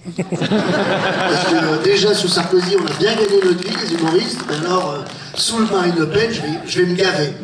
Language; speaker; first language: French; native; French